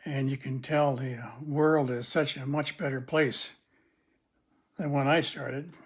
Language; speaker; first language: English; native; English